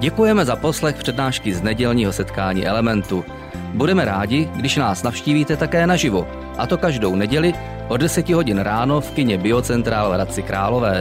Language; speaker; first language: Czech; native; Czech